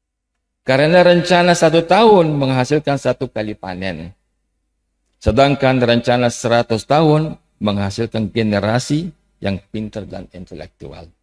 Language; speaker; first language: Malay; non-native, fluent; Javanese